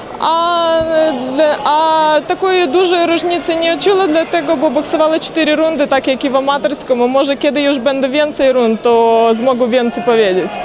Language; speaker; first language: Polish; non-native, learner; Ukrainian